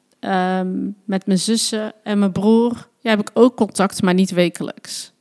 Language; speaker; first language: Dutch; native; Dutch